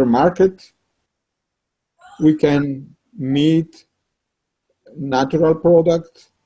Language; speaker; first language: English; non-native, learner; Italian